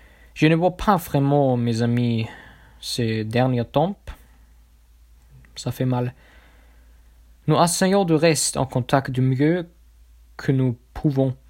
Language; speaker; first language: French; non-native, learner; German